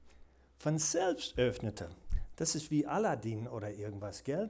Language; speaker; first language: German; non-native, fluent; English